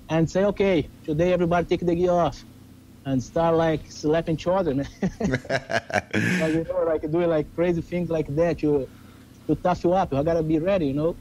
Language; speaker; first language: English; non-native, learner; Portuguese